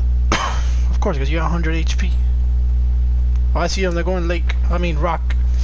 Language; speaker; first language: English; early bilingual, other home language; Spanish